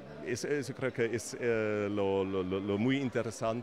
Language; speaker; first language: Spanish; non-native, fluent; German